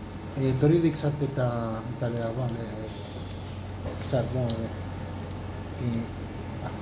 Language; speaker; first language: Hebrew; non-native, fluent; Spanish